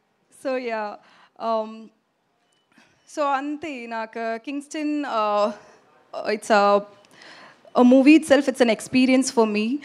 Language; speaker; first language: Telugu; non-native, learner; Tamil